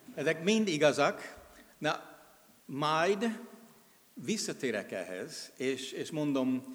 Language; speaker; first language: Hungarian; non-native, fluent; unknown